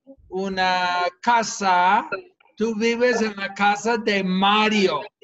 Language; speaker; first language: Spanish; non-native, fluent; English